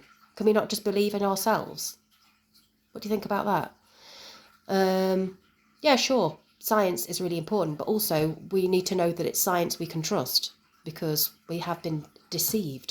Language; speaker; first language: English; native; English